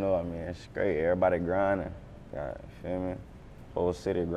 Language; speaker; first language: English; native; English